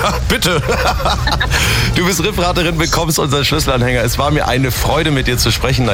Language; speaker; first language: German; native; German